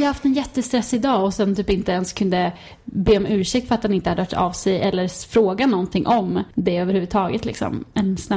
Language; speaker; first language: Swedish; native; Swedish